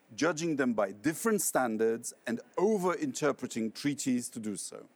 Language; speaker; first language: English; non-native, fluent; Polish